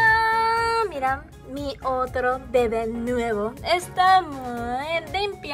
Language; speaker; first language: Spanish; non-native, learner; Japanese